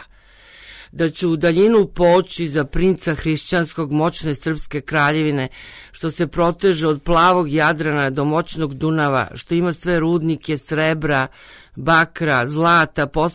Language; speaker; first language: Serbian; native; Serbian